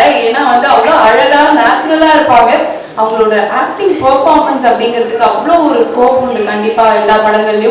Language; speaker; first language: Tamil; native; Tamil